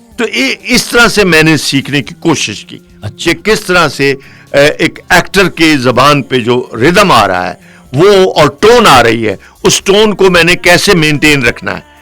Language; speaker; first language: Urdu; non-native, local second language; Saraiki